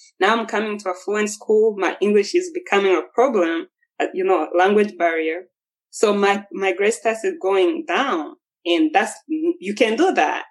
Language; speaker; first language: English; non-native, local second language; Kinyarwanda